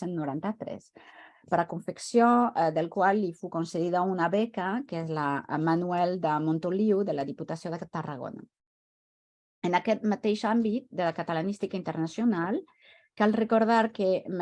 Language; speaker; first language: Catalan; non-native, fluent; French